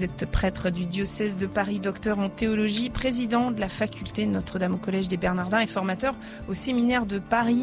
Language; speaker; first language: French; native; French